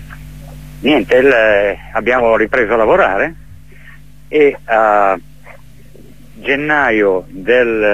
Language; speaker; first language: Italian; native; Italian